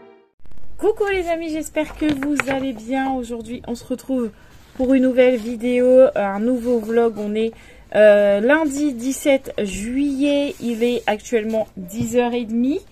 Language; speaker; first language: French; native; French